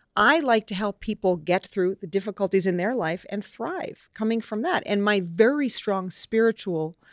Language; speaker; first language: English; native; English